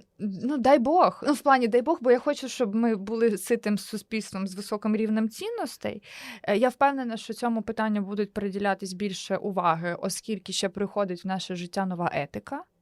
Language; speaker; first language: Ukrainian; native; Ukrainian